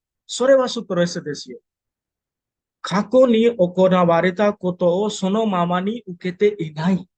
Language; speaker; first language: Japanese; non-native, fluent; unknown